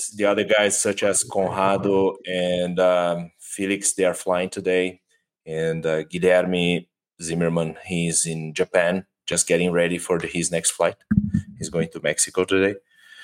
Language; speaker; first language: English; non-native, fluent; Portuguese